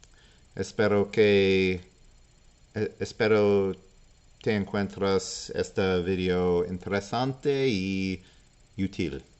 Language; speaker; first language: Spanish; non-native, learner; English